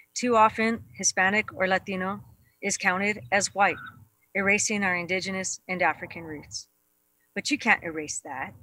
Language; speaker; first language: English; native; English